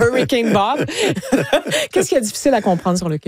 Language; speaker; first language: French; native; French